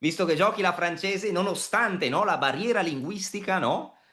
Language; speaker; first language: Italian; native; Italian